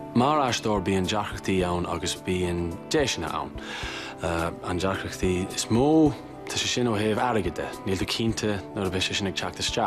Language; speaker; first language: Irish; non-native, local second language; English